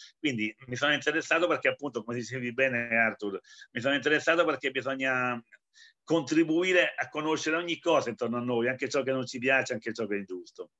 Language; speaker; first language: Italian; native; Italian